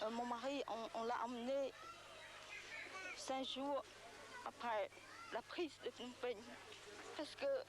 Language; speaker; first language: French; non-native, local second language; Khmer